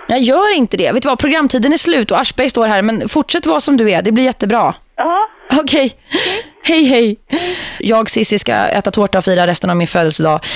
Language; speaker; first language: Swedish; native; Swedish